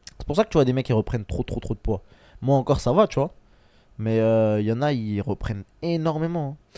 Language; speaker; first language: French; early bilingual, other home language; Chechen